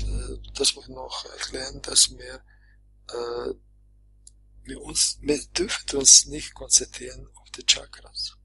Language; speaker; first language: German; non-native, fluent; Croatian